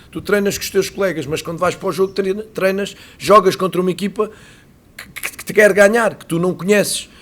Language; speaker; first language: Portuguese; native; Portuguese